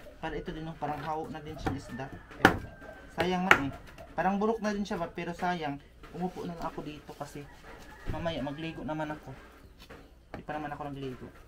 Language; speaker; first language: Filipino; non-native, local second language; Cebuano